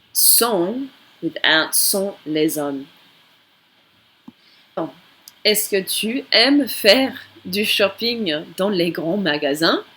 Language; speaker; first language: French; non-native, fluent; English